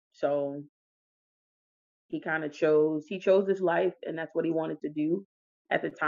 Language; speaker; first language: English; native; English